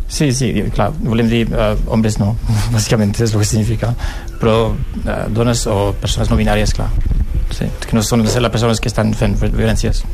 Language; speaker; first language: Catalan; non-native, local second language; Spanish